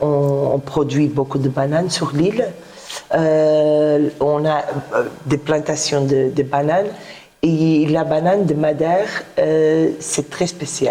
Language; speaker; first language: French; non-native, fluent; Portuguese